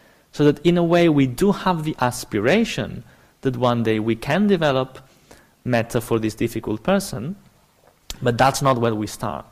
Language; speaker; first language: English; non-native, fluent; Spanish